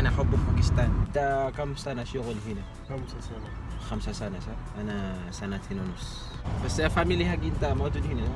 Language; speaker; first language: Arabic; non-native, learner; Filipino